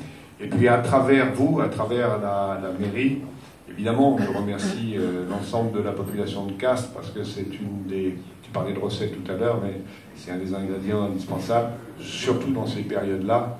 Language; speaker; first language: French; native; French